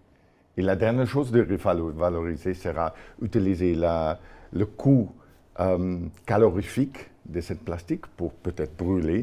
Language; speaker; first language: French; non-native, fluent; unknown